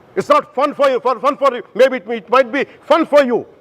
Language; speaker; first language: English; non-native, local second language; Telugu